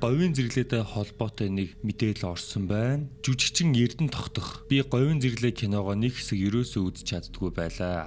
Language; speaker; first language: Mongolian; native; Mongolian